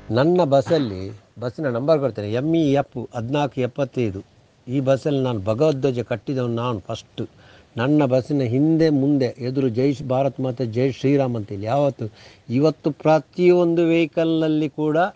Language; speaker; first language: Kannada; non-native, local second language; Tulu